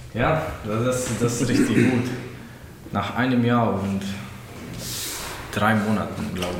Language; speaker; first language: German; non-native, learner; Bosnian